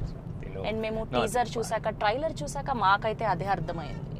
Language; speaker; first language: Telugu; native; Telugu